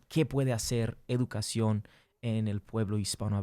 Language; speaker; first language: Spanish; early bilingual, heritage; English